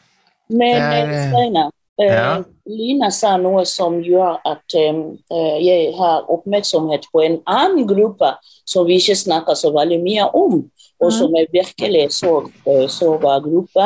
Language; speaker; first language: Norwegian; non-native, fluent; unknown